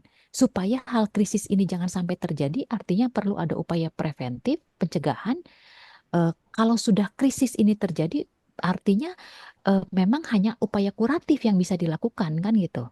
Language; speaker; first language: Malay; non-native, local second language; Sundanese